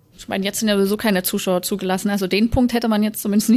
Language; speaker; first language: German; native; German